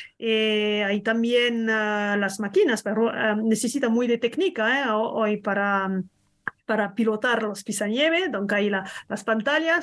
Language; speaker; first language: Spanish; non-native, learner; French